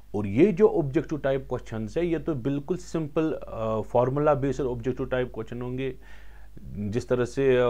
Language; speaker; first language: Hindi; non-native, local second language; Kashmiri